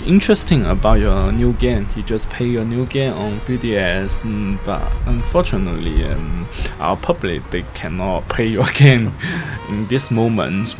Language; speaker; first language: English; non-native, learner; Chinese